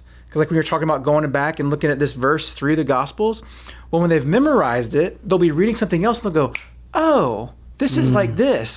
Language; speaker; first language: English; native; English